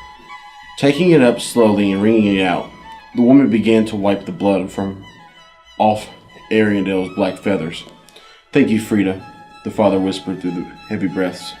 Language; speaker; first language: English; native; English